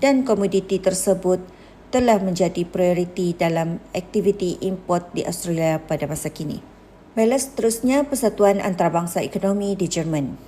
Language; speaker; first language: Malay; native; Malay